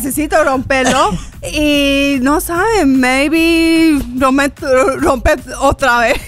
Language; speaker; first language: Spanish; early bilingual, heritage; English